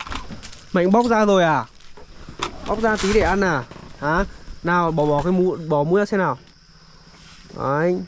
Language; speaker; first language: Vietnamese; native; Vietnamese